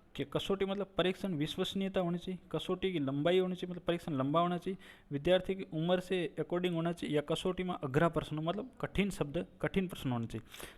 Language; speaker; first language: Hindi; non-native, local second language; Gujarati